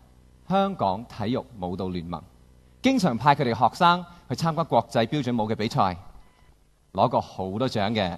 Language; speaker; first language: Chinese; non-native, local second language; Cantonese